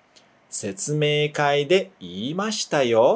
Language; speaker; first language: Japanese; non-native, fluent; Portuguese